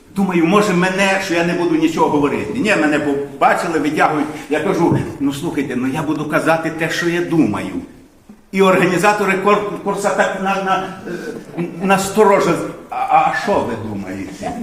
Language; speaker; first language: Ukrainian; native; Ukrainian